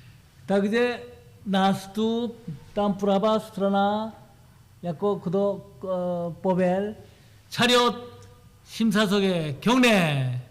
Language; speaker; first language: Czech; non-native, learner; Korean